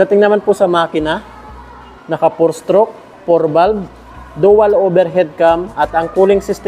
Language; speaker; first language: Filipino; native; Filipino